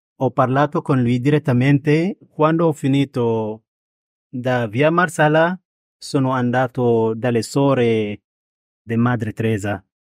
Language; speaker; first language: Italian; non-native, learner; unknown